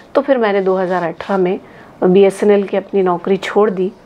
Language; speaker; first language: Hindi; native; Hindi